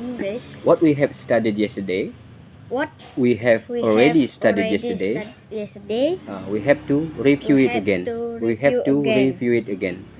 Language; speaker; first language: English; non-native, learner; Balinese